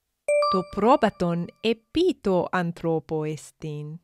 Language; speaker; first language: Greek; non-native, fluent; English